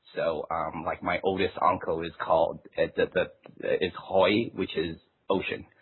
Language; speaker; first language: English; early bilingual, other home language; Chinese